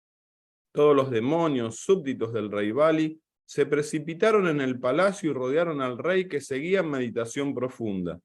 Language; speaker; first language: Spanish; native; Spanish